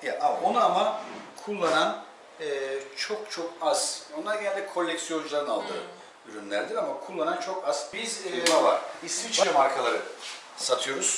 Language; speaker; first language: Turkish; native; Turkish